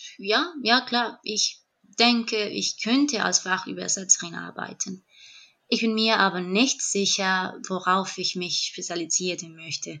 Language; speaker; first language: German; non-native, fluent; Spanish